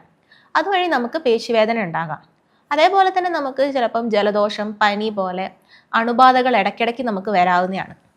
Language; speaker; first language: Malayalam; native; Malayalam